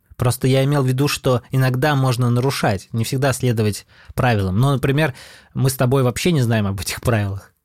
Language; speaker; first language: Russian; native; Russian